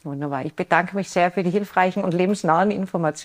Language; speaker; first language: German; native; German